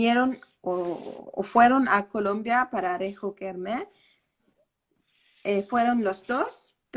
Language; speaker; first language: Spanish; non-native, fluent; Danish